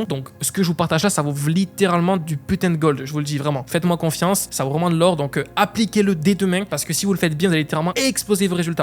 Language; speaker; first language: French; native; French